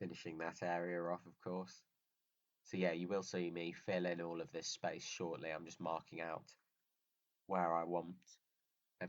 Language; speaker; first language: English; native; English